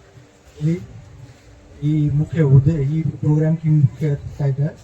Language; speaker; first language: Telugu; non-native, learner; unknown